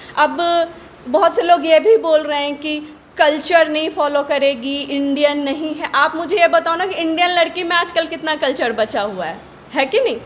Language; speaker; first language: Hindi; native; Hindi